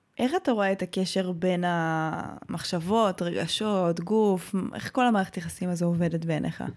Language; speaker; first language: Hebrew; native; Hebrew